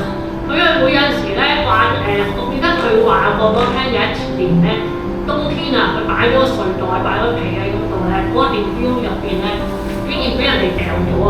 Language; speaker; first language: Cantonese; native; Cantonese